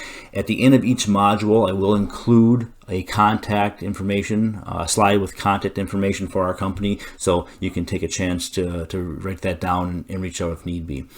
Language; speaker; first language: English; native; English